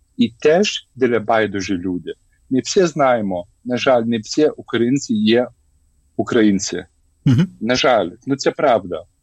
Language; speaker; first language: Ukrainian; non-native, learner; Lithuanian